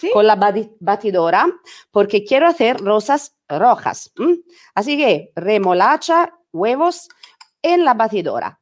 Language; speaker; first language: Spanish; non-native, learner; Italian